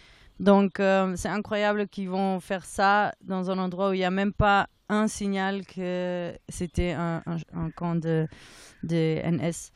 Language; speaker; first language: French; non-native, fluent; German